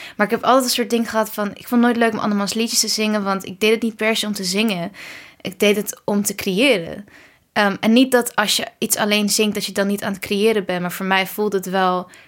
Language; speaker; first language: Dutch; early bilingual, other home language; Kurdish